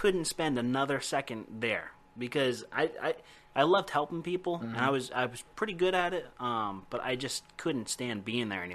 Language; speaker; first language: English; native; English